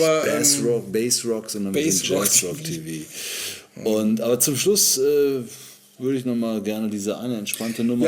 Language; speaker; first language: German; native; German